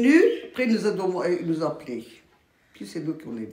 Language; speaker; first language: French; early bilingual, other home language; Turkish